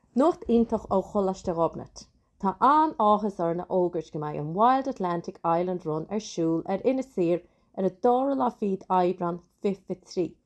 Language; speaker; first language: Irish; native; Irish